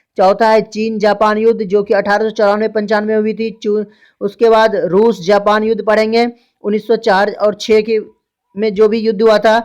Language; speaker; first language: Hindi; native; Hindi